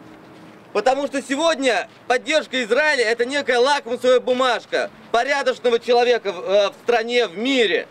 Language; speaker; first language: Russian; native; Russian